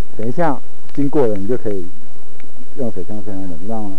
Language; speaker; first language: Chinese; native; Chinese